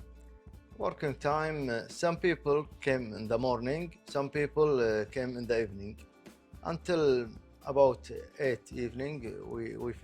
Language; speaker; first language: English; non-native, local second language; Arabic